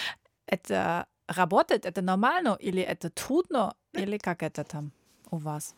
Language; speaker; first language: Russian; non-native, learner; German